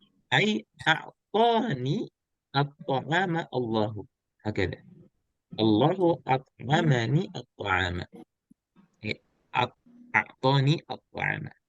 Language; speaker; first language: Arabic; non-native, fluent; Indonesian